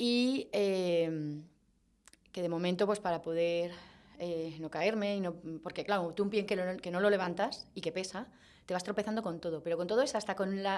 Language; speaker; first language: Spanish; native; Spanish